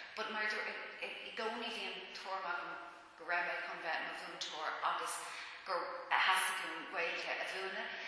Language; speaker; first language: Irish; non-native, local second language; English